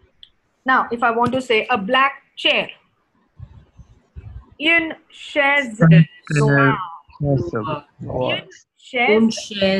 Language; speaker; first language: French; non-native, fluent; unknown